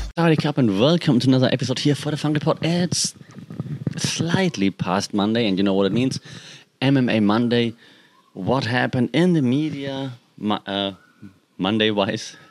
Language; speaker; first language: English; non-native, fluent; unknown